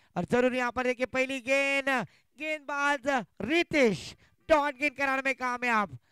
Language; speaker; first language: Hindi; non-native, local second language; Marathi